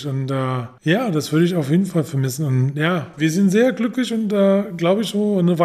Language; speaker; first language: German; non-native, fluent; English